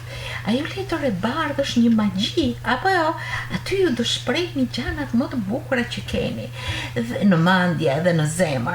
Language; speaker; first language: Albanian; native; Albanian